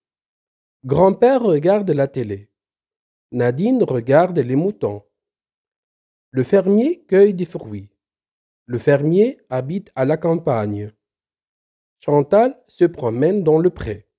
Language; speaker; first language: French; non-native, local second language; Arabic